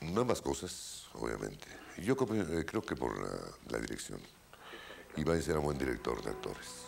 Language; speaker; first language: Spanish; native; Spanish